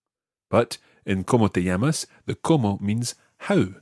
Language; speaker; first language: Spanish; non-native, fluent; English